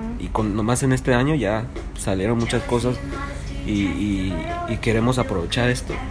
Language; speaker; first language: Spanish; early bilingual, heritage; Spanish